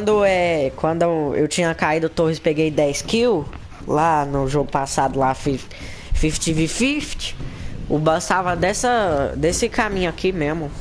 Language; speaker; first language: Portuguese; native; Portuguese